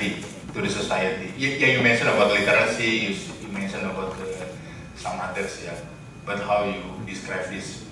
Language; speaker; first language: English; non-native, learner; Indonesian